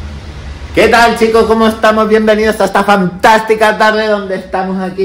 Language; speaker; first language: Spanish; native; Spanish